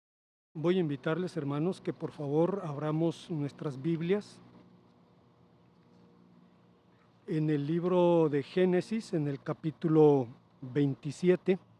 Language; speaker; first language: Spanish; native; Spanish